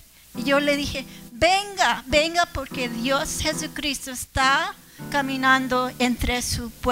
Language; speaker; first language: Spanish; early bilingual, heritage; English